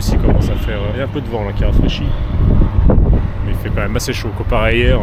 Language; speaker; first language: French; native; French